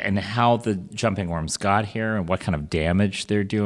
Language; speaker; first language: English; native; English